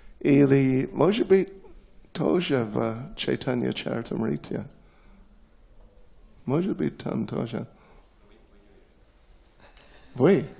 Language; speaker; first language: Russian; non-native, learner; English